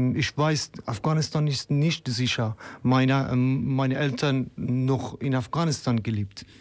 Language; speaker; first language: German; non-native, fluent; Persian